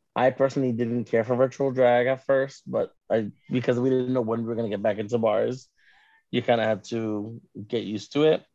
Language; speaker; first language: English; native; English